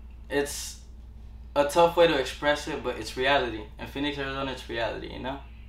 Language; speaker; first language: English; early bilingual, other home language; Spanish